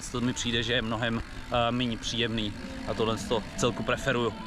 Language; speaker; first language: Czech; native; Czech